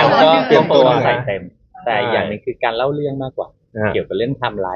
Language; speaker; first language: Thai; native; Thai